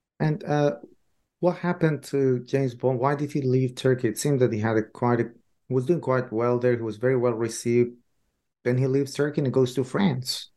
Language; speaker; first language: English; non-native, fluent; Persian